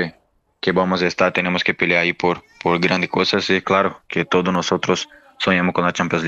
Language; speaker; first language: Spanish; non-native, learner; Portuguese